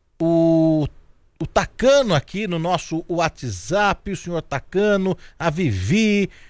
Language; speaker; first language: Portuguese; native; Portuguese